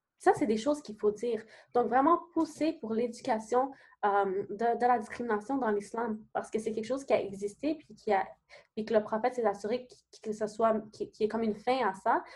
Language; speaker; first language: French; early bilingual, other home language; Arabic